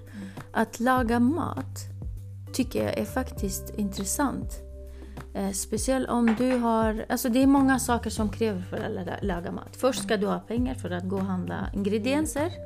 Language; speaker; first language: Swedish; early bilingual, other home language; Kurdish